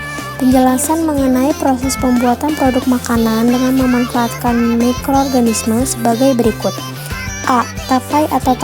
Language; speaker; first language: Indonesian; native; Indonesian